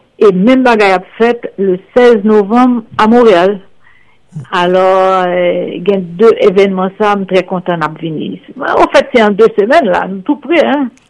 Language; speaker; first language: French; non-native, local second language; Haitian Creole